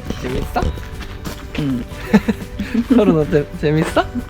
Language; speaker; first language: Korean; native; Korean